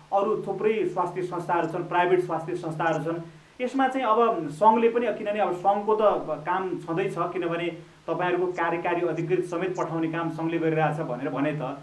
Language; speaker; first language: Nepali; native; Nepali